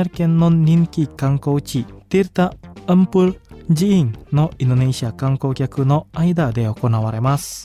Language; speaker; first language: Japanese; non-native, fluent; Indonesian